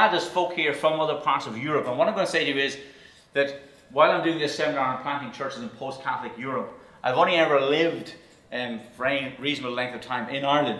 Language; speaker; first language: English; native; English